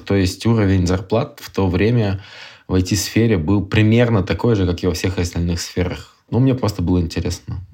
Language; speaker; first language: Russian; native; Russian